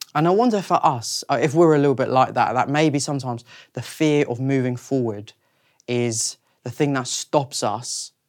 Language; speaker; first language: English; native; English